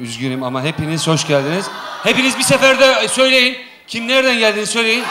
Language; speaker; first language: Turkish; native; Turkish